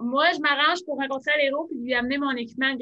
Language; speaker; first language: French; native; French